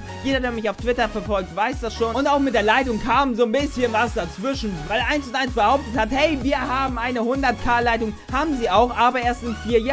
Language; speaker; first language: German; native; German